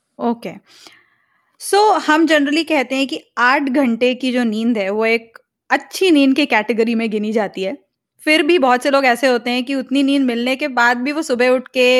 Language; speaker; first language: Hindi; native; Hindi